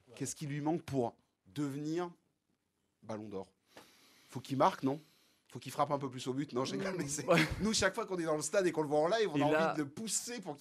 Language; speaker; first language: French; native; French